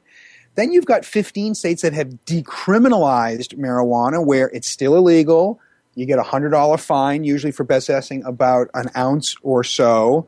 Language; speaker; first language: English; native; English